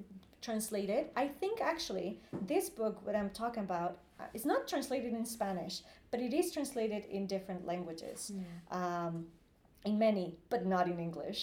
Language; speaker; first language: English; non-native, fluent; Spanish